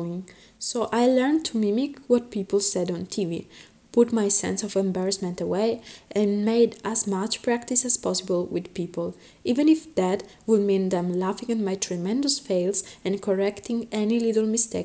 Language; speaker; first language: English; early bilingual, other home language; Spanish